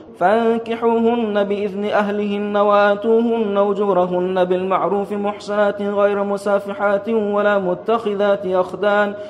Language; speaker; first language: Arabic; non-native, fluent; Persian